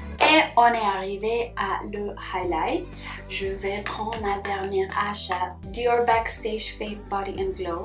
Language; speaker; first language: French; non-native, fluent; Spanish